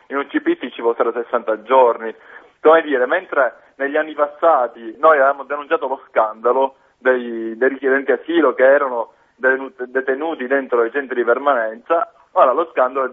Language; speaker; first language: Italian; native; Italian